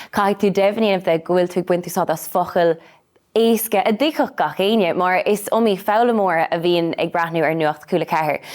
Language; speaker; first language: Irish; non-native, local second language; English